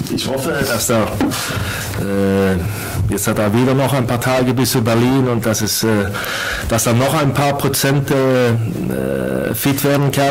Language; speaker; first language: German; non-native, fluent; Swedish